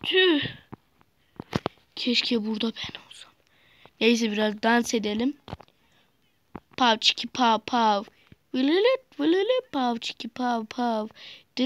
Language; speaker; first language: Turkish; native; Turkish